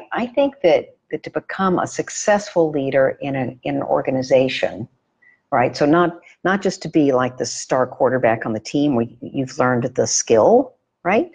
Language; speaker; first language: English; native; English